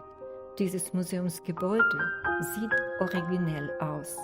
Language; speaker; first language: German; non-native, learner; Russian